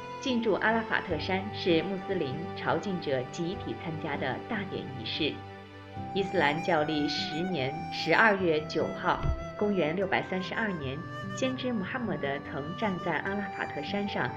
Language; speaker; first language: Chinese; native; Chinese